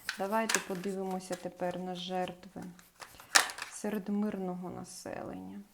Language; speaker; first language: Ukrainian; non-native, local second language; Russian